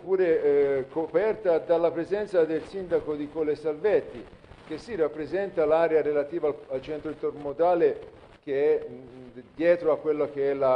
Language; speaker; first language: Italian; native; Italian